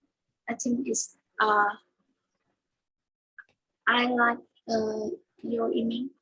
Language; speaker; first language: English; non-native, learner; Vietnamese